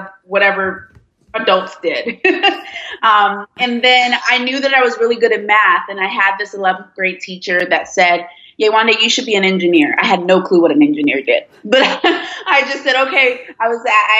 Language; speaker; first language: English; early bilingual, other home language; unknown